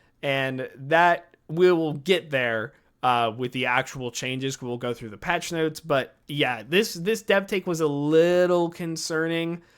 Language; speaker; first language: English; native; English